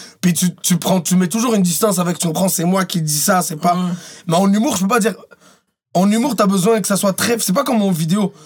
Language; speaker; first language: French; early bilingual, other home language; Arabic